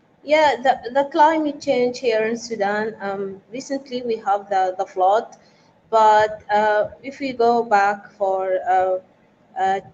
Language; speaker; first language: English; non-native, fluent; Arabic